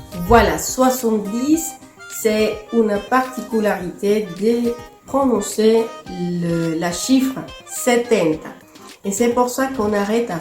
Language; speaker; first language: French; non-native, fluent; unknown